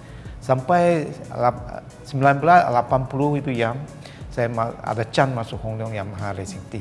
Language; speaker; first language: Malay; non-native, local second language; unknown